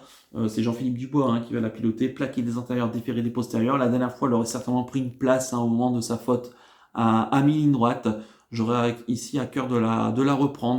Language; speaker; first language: French; native; French